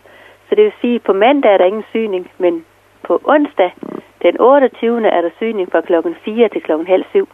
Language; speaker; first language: Danish; native; Danish